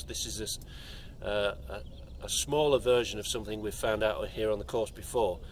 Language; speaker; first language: English; native; English